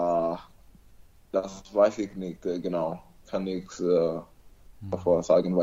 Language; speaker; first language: German; non-native, learner; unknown